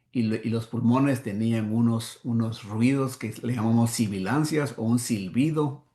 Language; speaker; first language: Spanish; native; Spanish